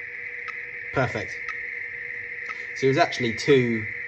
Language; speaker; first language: English; native; English